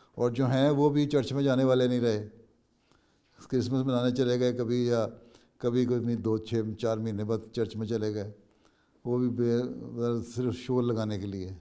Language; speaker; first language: Urdu; native; Urdu